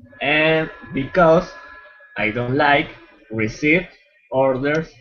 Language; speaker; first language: English; non-native, learner; Spanish